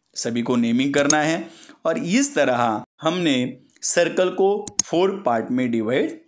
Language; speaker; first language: Hindi; non-native, local second language; Marathi